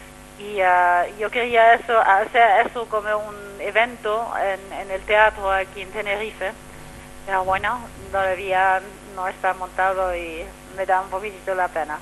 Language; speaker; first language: Spanish; non-native, fluent; German